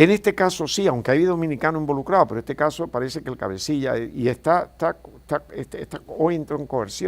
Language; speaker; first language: Spanish; native; Spanish